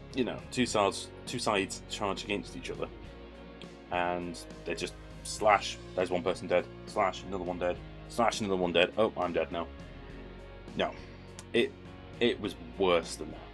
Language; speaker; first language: English; native; English